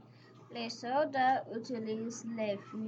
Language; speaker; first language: French; non-native, local second language; English